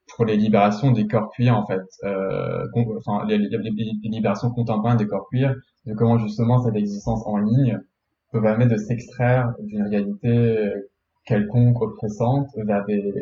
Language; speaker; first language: French; non-native, local second language; Arabic